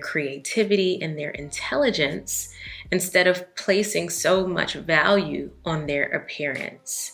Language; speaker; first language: English; native; English